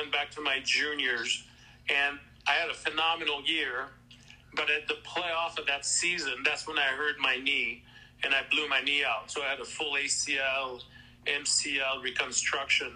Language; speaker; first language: English; non-native, fluent; French